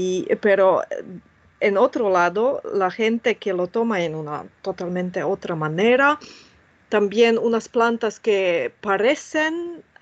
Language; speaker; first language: Spanish; non-native, fluent; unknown